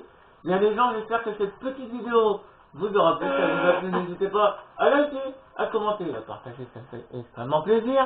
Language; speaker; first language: French; native; French